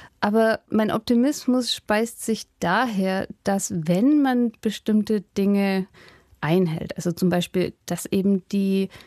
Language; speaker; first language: German; native; German